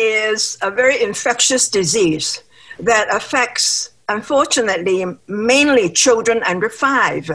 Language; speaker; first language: English; non-native, local second language; Cantonese